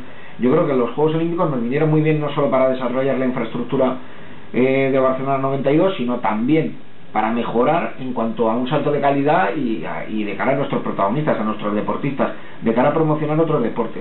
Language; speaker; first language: Spanish; native; Spanish